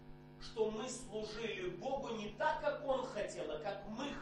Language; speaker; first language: Polish; non-native, learner; Russian